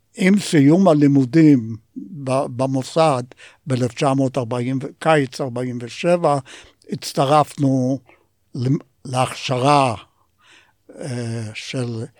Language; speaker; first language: Hebrew; non-native, fluent; Polish